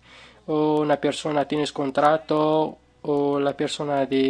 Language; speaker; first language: Spanish; non-native, learner; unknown